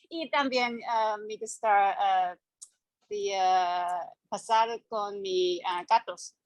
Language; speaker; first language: Spanish; non-native, learner; English